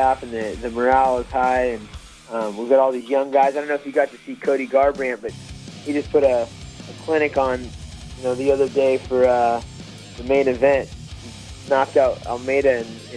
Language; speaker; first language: English; native; English